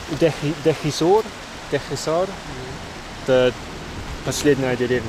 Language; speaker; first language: Russian; non-native, learner; English